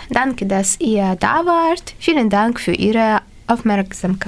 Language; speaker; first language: German; non-native, learner; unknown